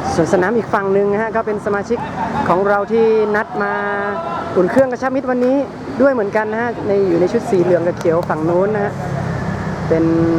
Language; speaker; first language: Thai; native; Thai